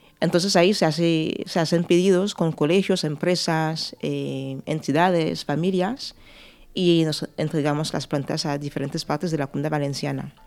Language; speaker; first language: Spanish; non-native, fluent; French